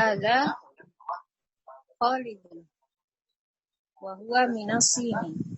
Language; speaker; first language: Arabic; non-native, learner; Indonesian